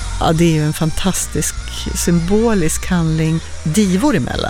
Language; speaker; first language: Swedish; native; Swedish